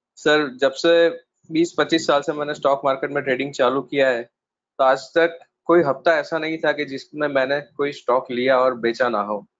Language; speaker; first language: Hindi; non-native, local second language; Gujarati